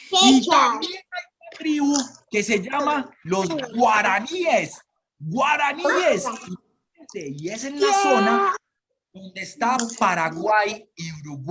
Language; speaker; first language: Spanish; native; Spanish